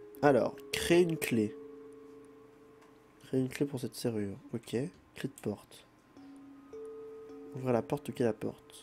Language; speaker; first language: French; native; French